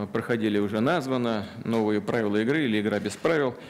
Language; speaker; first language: Russian; native; Russian